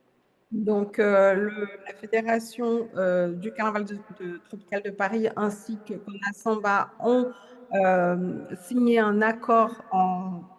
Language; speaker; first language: French; non-native, fluent; Portuguese